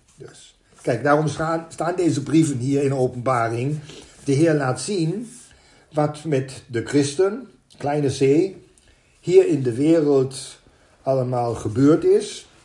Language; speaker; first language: Dutch; non-native, fluent; German